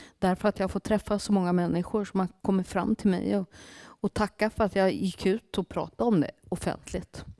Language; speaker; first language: Swedish; native; Swedish